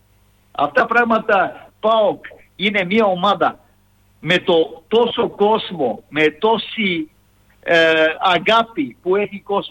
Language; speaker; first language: Greek; non-native, fluent; Serbian